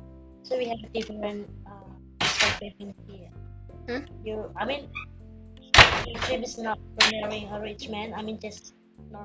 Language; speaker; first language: English; non-native, learner; Indonesian